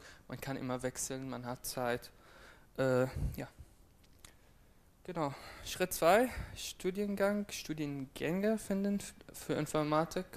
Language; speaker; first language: German; non-native, fluent; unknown